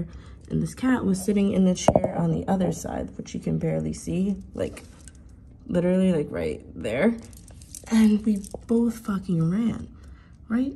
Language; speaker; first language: English; native; English